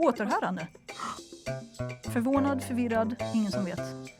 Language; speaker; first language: Swedish; native; Swedish